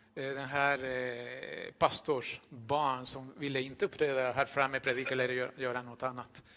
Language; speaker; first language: Swedish; non-native, fluent; Spanish